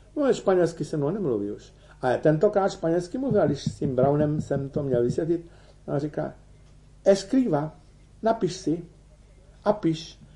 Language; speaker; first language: Czech; native; Czech